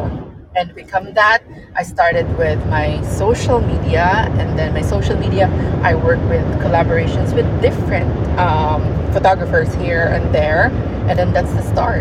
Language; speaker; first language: English; non-native, local second language; Cebuano